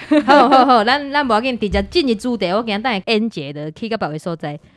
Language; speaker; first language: Min Nan Chinese; native; Min Nan Chinese